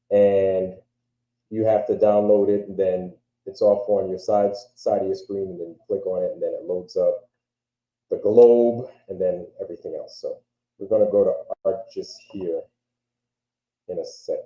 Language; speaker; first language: English; native; English